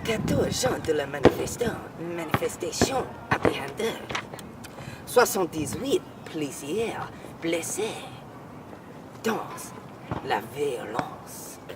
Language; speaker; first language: French; non-native, learner; English